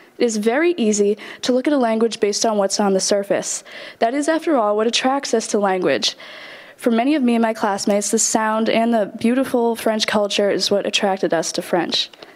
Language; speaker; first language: English; native; English